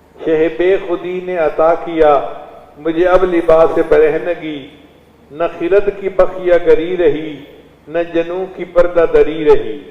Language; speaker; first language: Urdu; non-native, local second language; Saraiki